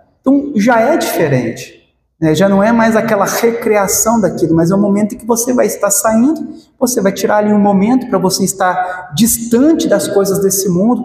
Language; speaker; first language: Portuguese; native; Portuguese